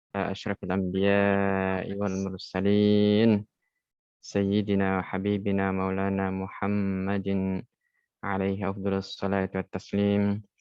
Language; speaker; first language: Arabic; non-native, fluent; Indonesian